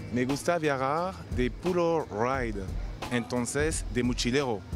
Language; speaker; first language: Spanish; non-native, fluent; French